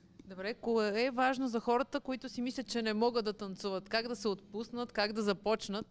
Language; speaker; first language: Bulgarian; native; Bulgarian